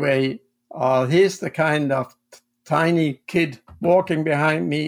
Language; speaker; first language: English; non-native, fluent; Swiss German